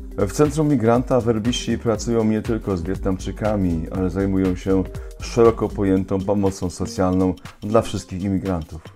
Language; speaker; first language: Polish; native; Polish